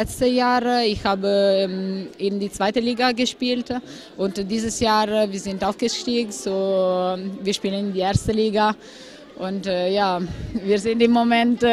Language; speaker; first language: German; non-native, fluent; Italian